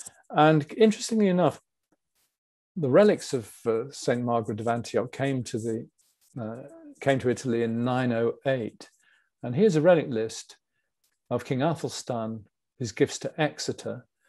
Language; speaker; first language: English; native; English